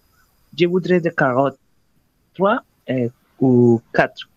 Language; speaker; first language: French; non-native, learner; Spanish